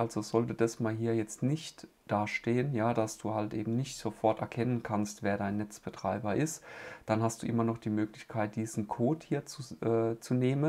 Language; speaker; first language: German; native; German